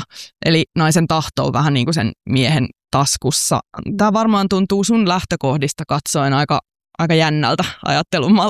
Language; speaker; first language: Finnish; native; Finnish